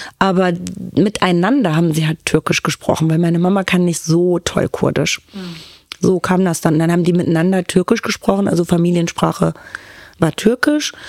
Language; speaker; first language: German; early bilingual, other home language; Turkish